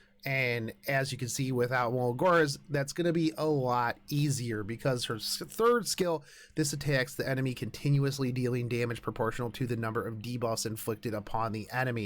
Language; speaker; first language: English; native; English